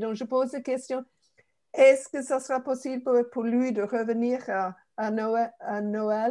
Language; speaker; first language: French; non-native, fluent; English